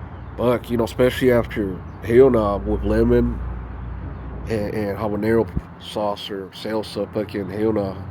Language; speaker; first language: English; native; English